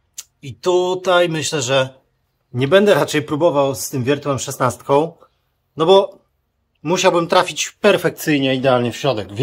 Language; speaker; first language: Polish; native; Polish